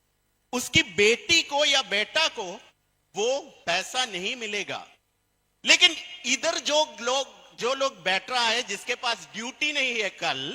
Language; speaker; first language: Hindi; non-native, fluent; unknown